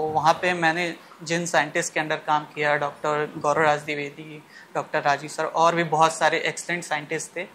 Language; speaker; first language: Hindi; native; Hindi